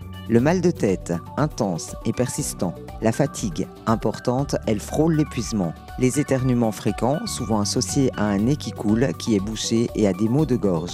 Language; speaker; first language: French; native; French